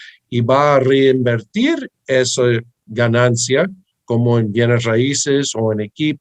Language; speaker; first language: Spanish; early bilingual, heritage; English